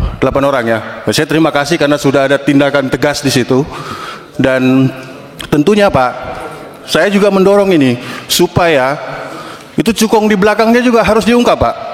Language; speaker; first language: Indonesian; native; Indonesian